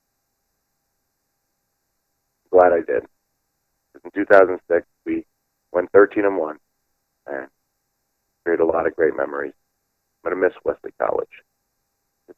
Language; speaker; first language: English; native; English